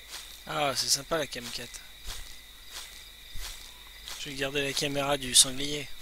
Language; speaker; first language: French; native; French